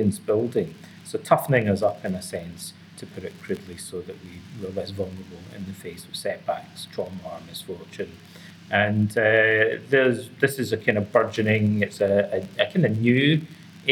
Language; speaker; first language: English; native; English